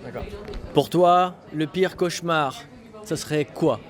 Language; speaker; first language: French; native; French